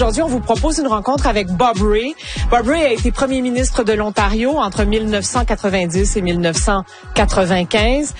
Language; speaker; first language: French; native; French